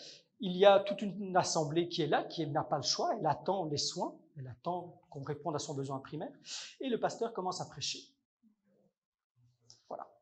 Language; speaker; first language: French; native; French